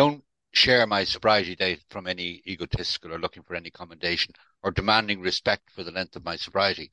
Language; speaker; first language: English; native; English